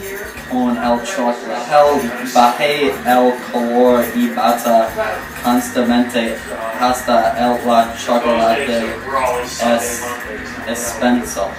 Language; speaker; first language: Spanish; non-native, learner; English